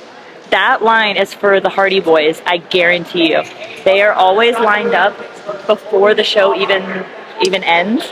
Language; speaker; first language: English; native; English